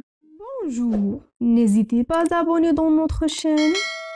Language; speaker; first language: French; non-native, local second language; Arabic